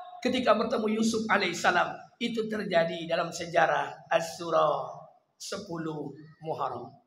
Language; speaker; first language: Malay; non-native, local second language; Minangkabau